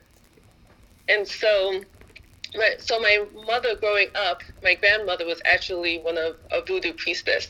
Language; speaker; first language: English; native; English